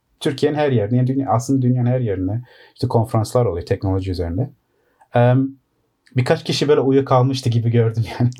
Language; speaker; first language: Turkish; early bilingual, heritage; Turkish